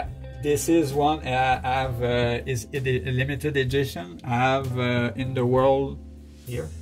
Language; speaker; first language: English; non-native, learner; French